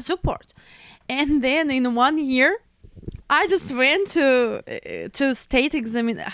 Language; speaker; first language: English; non-native, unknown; Russian